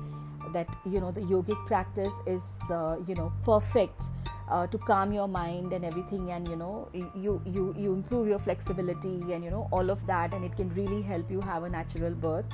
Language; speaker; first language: English; non-native, local second language; Malayalam